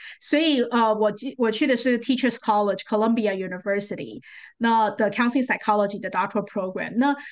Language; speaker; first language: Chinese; native; Chinese